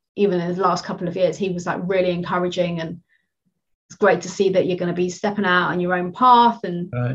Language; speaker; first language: English; native; English